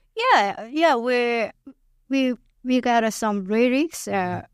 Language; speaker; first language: English; non-native, learner; Korean